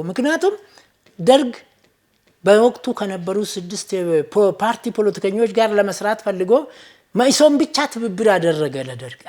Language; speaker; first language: Amharic; non-native, local second language; Oromo